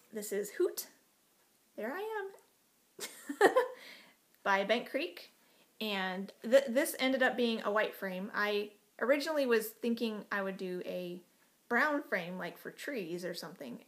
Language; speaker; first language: English; native; English